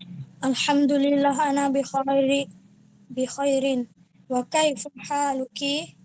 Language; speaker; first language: Arabic; non-native, learner; Indonesian